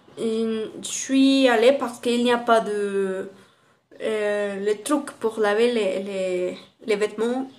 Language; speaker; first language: French; non-native, learner; Spanish